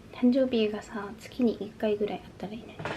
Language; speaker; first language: Japanese; native; Japanese